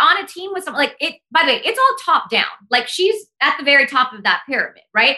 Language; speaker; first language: English; early bilingual, other home language; Spanish